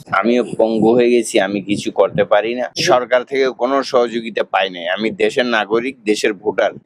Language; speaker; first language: Bangla; non-native, local second language; Urdu